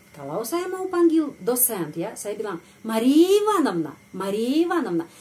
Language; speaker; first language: Indonesian; non-native, fluent; Russian